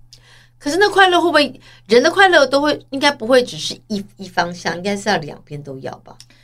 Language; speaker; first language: Chinese; native; Chinese